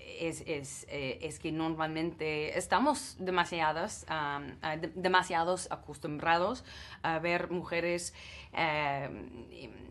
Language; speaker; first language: Spanish; non-native, learner; English